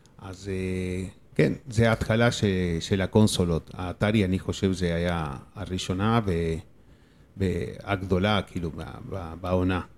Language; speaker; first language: Hebrew; non-native, fluent; Spanish